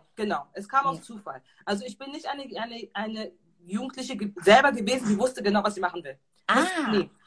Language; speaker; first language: German; native; German